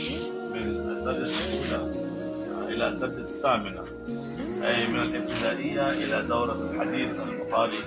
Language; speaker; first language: Arabic; non-native, fluent; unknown